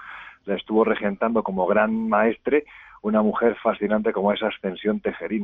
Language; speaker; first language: Spanish; native; Spanish